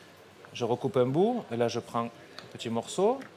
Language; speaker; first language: French; native; French